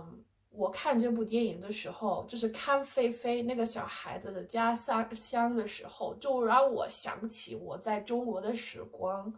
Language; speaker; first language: Chinese; non-native, fluent; English